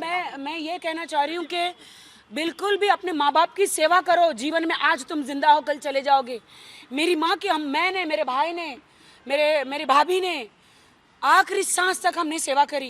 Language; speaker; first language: Hindi; native; Hindi